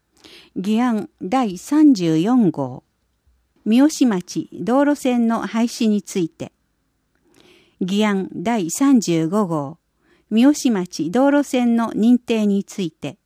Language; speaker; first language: Japanese; native; Japanese